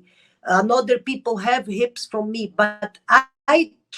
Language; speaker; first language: English; non-native, learner; Arabic